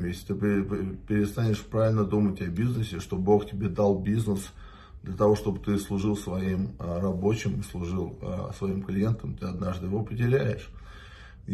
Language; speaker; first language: Russian; native; Russian